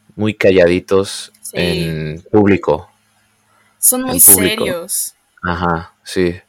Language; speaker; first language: Spanish; early bilingual, heritage; Spanish